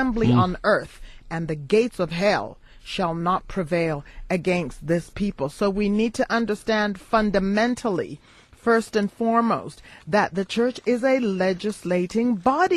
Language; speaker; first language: English; native; English